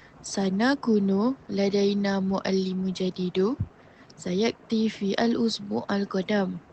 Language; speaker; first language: Arabic; non-native, learner; Malay